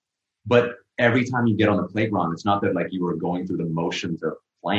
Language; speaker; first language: English; non-native, local second language; Urdu